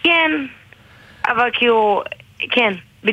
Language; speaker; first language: Hebrew; non-native, learner; English